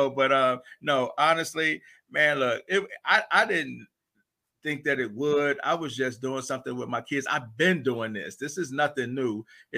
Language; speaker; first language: English; native; English